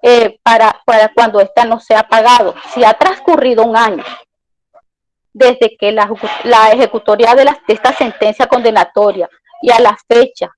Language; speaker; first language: Spanish; native; Spanish